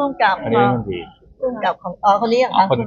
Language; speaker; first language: Thai; native; Thai